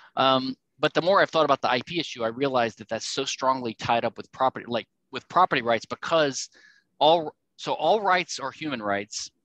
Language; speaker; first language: English; native; English